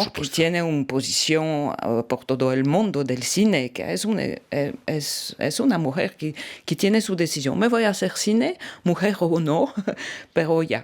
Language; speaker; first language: Spanish; non-native, learner; French